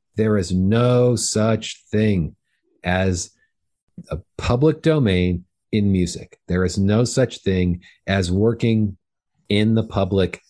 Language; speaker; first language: English; native; English